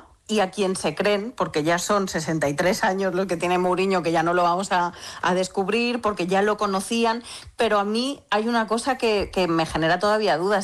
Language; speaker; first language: Spanish; native; Spanish